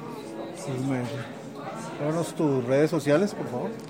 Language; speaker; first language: Spanish; native; Spanish